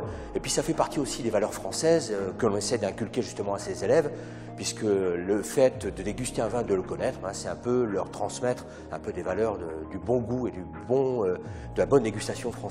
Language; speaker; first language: French; native; French